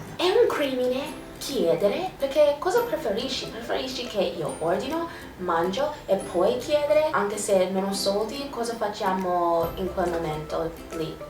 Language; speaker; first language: Italian; non-native, learner; English